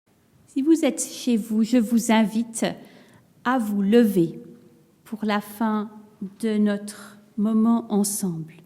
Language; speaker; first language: French; native; French